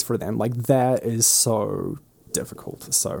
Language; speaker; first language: English; native; English